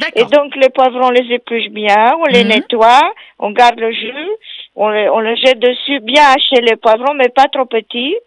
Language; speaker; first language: French; non-native, fluent; Romanian